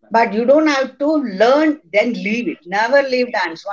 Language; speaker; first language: English; non-native, local second language; Malayalam